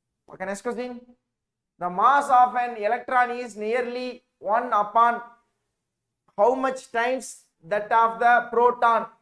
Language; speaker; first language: English; non-native, local second language; Tamil